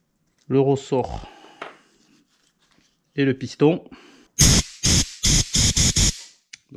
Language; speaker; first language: French; native; French